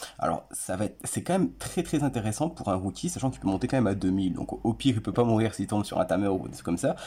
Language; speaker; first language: French; native; French